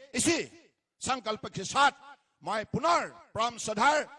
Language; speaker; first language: Hindi; non-native, local second language; Assamese